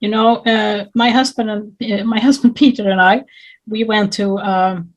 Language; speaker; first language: English; non-native, fluent; Swedish